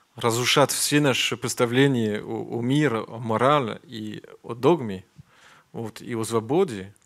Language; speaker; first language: Russian; non-native, learner; French